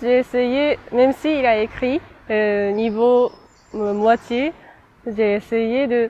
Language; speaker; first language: French; non-native, fluent; Japanese